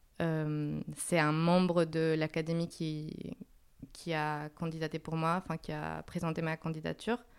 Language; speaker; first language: French; non-native, fluent; Spanish